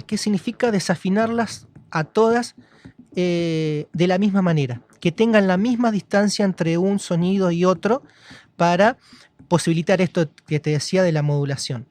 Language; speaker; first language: Spanish; native; Spanish